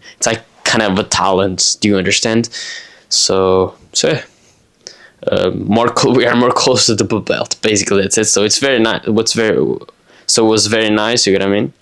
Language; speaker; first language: English; non-native, fluent; Portuguese